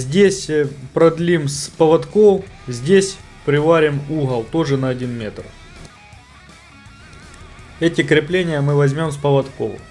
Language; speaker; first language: Russian; native; Russian